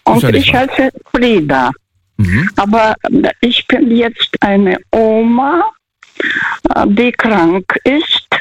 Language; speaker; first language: German; non-native, fluent; Russian